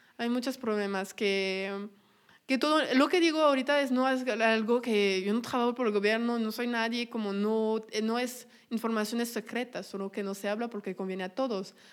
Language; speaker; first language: Spanish; non-native, fluent; French